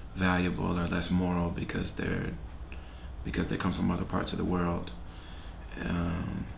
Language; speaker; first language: English; native; English